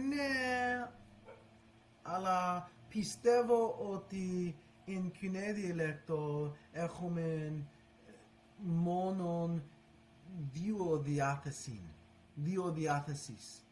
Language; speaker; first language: Greek; non-native, learner; English